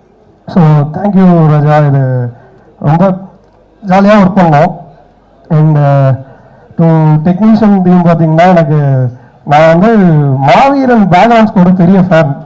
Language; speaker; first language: Tamil; native; Tamil